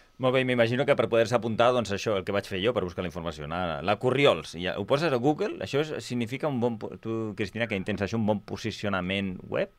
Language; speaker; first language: Catalan; native; Catalan